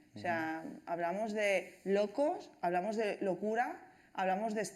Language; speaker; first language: Spanish; non-native, local second language; Catalan